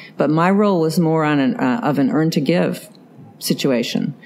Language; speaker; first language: English; native; English